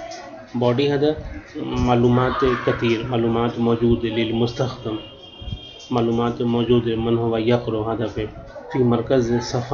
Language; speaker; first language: Arabic; non-native, learner; Urdu